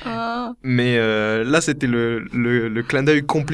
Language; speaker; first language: French; native; French